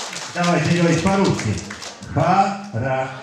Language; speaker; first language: Russian; non-native, learner; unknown